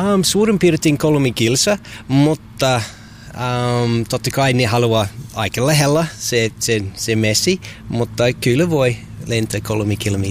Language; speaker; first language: Finnish; non-native, learner; English